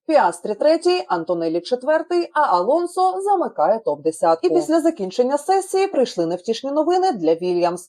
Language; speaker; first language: Ukrainian; native; Ukrainian